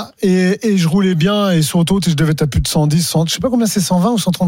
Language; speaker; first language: French; native; French